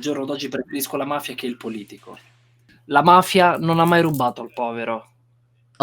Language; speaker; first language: Italian; non-native, fluent; Romanian